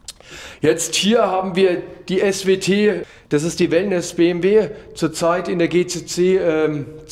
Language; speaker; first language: German; native; German